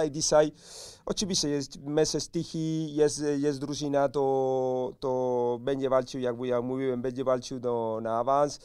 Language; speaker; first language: Polish; non-native, learner; Spanish